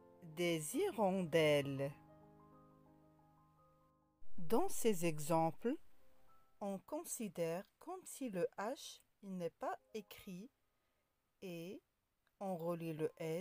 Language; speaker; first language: French; non-native, local second language; Arabic